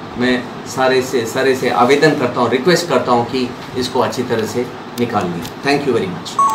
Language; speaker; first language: Hindi; non-native, local second language; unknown